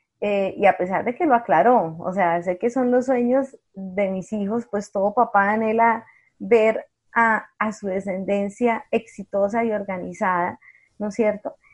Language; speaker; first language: Spanish; native; Spanish